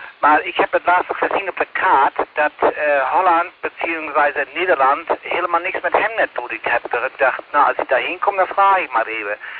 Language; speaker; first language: Dutch; early bilingual, heritage; Dutch